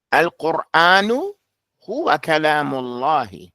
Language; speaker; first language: Arabic; non-native, fluent; English